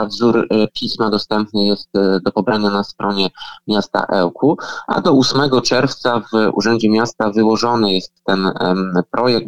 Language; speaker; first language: Polish; native; Polish